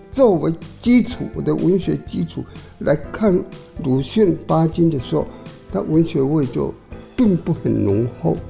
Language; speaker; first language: Chinese; non-native, local second language; Min Nan Chinese